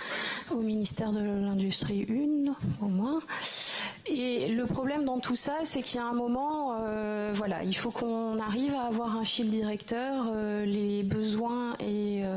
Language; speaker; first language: French; native; French